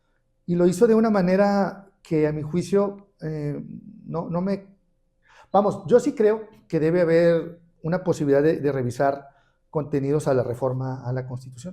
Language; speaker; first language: Spanish; native; Spanish